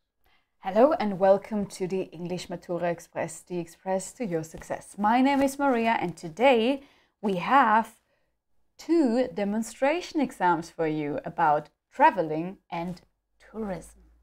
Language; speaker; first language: English; non-native, fluent; German